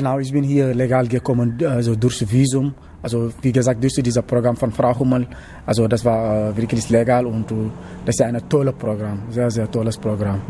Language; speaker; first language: German; non-native, learner; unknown